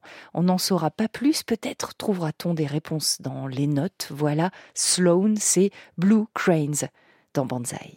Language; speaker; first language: French; native; French